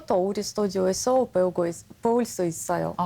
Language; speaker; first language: Korean; non-native, learner; Russian